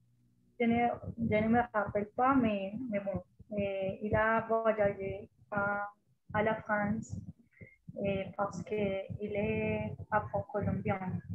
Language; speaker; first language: French; non-native, learner; Spanish